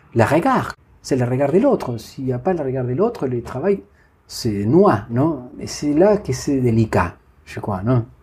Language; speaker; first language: French; non-native, fluent; Spanish